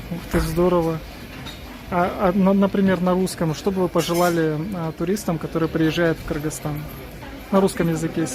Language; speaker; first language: Russian; non-native, local second language; Kyrgyz